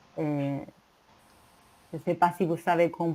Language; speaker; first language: French; non-native, learner; Spanish